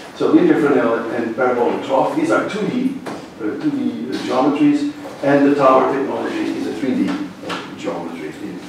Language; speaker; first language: English; non-native, fluent; Portuguese